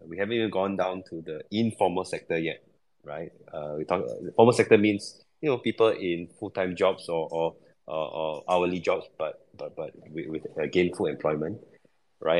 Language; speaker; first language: English; non-native, local second language; Chinese